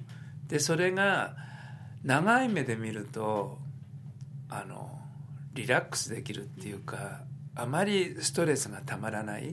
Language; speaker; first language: Japanese; native; Japanese